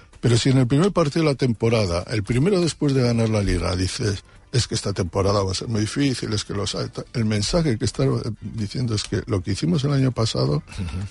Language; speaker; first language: Spanish; native; Spanish